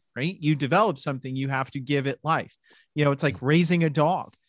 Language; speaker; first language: English; native; English